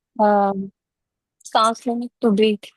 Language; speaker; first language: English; non-native, local second language; Hindi